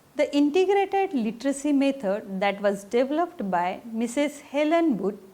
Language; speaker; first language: English; non-native, local second language; Marathi